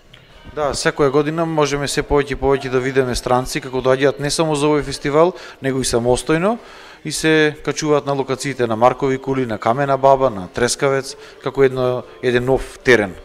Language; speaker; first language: Macedonian; native; Macedonian